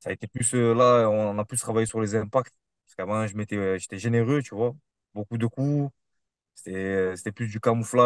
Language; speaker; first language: French; native; French